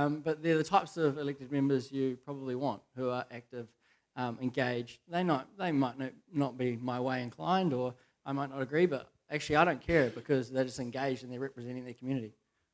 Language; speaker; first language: English; native; English